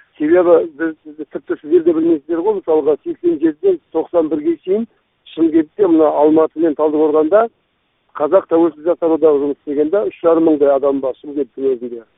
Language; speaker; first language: Kazakh; native; Kazakh